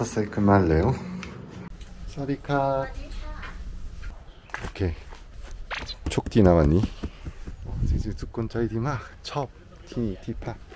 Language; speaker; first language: Thai; non-native, learner; Korean